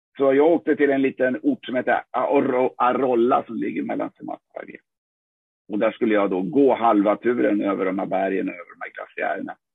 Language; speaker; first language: Swedish; native; Swedish